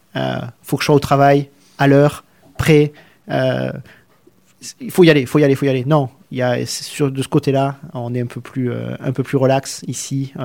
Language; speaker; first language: French; native; French